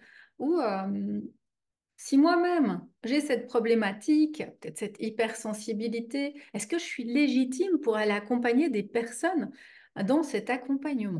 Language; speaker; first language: French; native; French